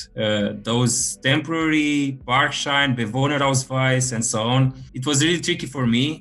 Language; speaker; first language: English; non-native, fluent; Romanian